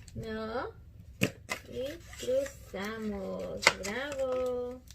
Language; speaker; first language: Spanish; early bilingual, other home language; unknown